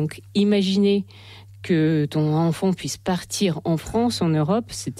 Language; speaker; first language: French; non-native, fluent; Russian